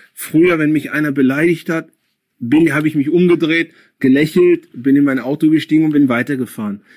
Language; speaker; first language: German; early bilingual, other home language; Akan